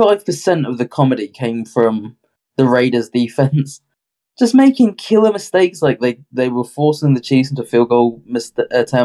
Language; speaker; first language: English; native; English